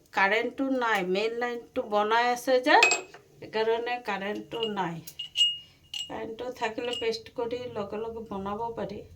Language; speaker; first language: Assamese; non-native, local second language; Bangla